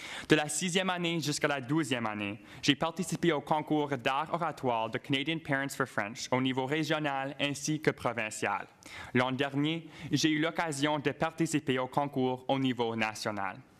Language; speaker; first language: French; non-native, local second language; English